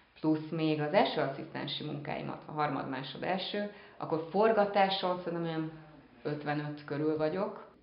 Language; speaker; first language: Hungarian; native; Hungarian